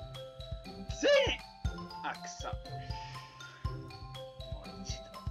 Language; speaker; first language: Japanese; non-native, learner; Spanish